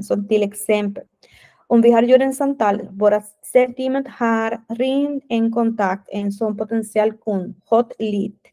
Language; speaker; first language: Swedish; non-native, fluent; Spanish